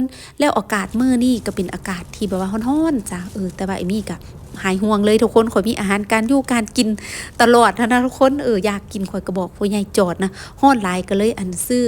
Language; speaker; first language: Thai; non-native, local second language; Lao